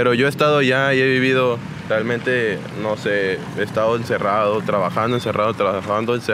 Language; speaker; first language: Spanish; native; Spanish